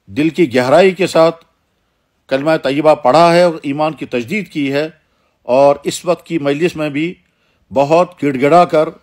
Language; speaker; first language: Urdu; non-native, local second language; Kashmiri